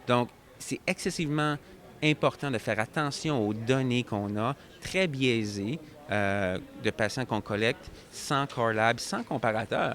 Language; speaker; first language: French; native; French